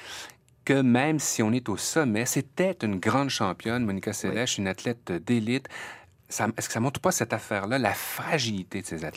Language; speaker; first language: French; native; French